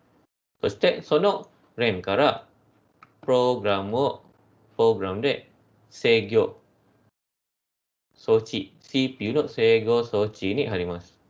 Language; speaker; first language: Japanese; non-native, fluent; Malay